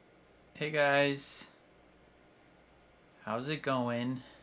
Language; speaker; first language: English; native; English